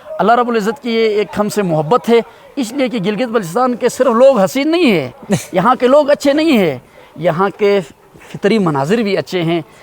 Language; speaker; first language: Urdu; non-native, local second language; Shina